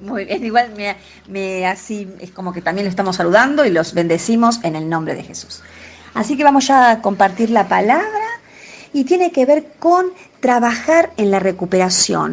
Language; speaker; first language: Spanish; native; Spanish